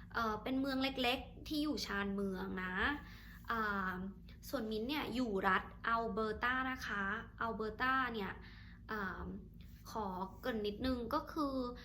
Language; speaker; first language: Thai; native; Thai